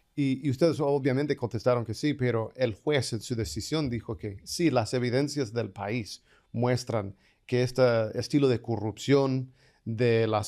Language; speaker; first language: Spanish; non-native, fluent; English